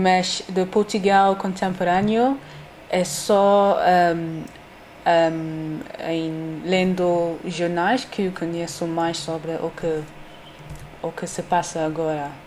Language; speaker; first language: Portuguese; non-native, learner; English